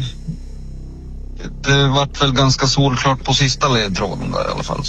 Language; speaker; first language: Swedish; native; Swedish